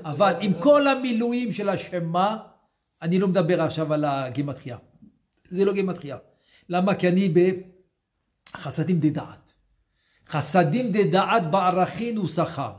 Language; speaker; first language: Hebrew; non-native, fluent; French